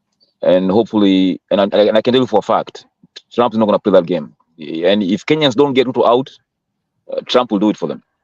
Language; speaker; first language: English; non-native, local second language; Swahili